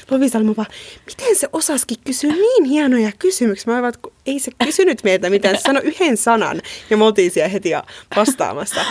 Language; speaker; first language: Finnish; native; Finnish